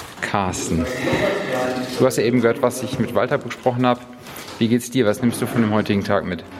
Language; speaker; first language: German; native; German